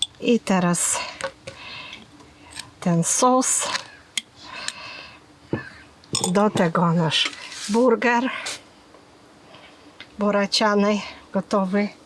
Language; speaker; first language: Polish; non-native, fluent; Ukrainian